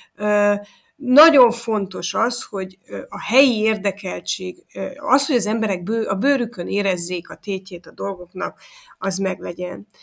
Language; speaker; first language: Hungarian; native; Hungarian